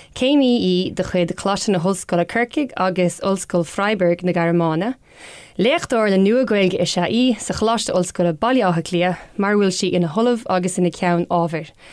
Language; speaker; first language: Irish; non-native, local second language; English